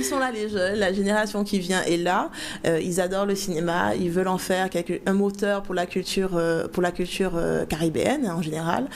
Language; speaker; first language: French; native; French